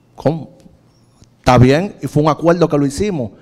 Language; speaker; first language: Spanish; native; Spanish